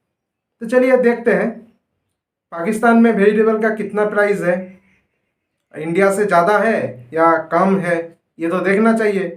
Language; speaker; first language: Hindi; non-native, local second language; Bangla